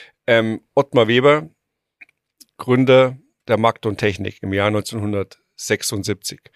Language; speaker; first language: German; native; German